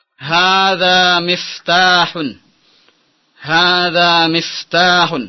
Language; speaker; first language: Arabic; non-native, fluent; Indonesian